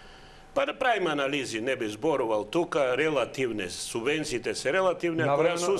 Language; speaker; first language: Macedonian; native; Macedonian